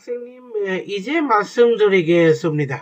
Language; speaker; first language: Korean; non-native, learner; Bangla